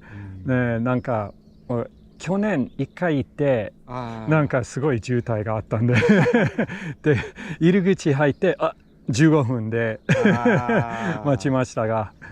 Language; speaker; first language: Japanese; non-native, learner; English